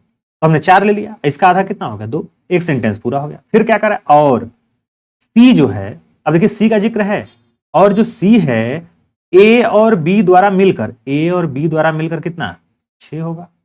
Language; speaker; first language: Hindi; native; Hindi